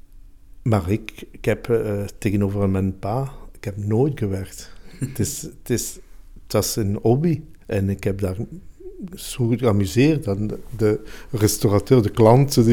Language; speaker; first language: Dutch; non-native, local second language; Italian